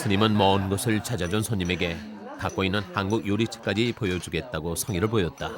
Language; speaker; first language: Korean; native; Korean